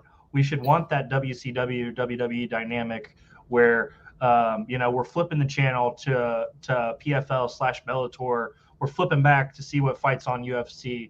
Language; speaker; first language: English; native; English